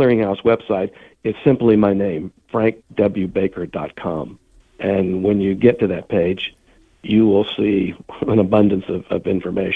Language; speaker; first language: English; native; English